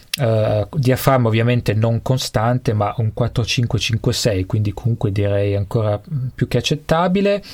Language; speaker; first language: Italian; native; Italian